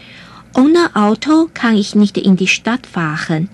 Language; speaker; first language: German; non-native, fluent; Chinese